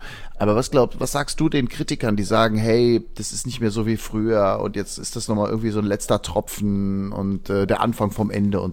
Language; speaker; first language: German; native; German